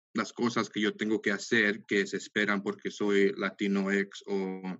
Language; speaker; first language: Spanish; early bilingual, heritage; Spanish